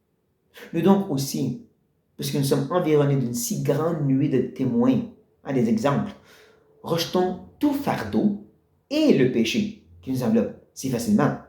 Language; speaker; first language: French; native; French